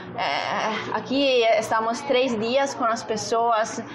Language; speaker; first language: Portuguese; non-native, fluent; Italian